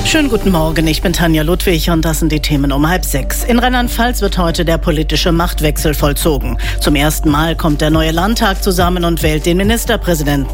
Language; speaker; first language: German; native; German